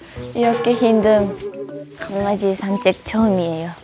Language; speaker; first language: Korean; non-native, fluent; Japanese